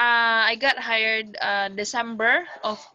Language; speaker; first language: English; non-native, local second language; Filipino